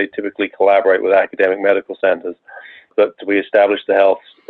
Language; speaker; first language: English; native; English